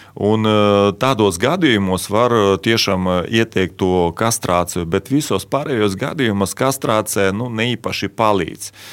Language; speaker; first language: Latvian; non-native, local second language; Russian